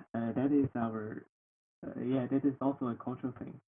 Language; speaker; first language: English; non-native, learner; Chinese